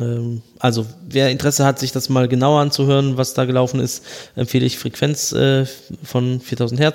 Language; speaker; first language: German; native; German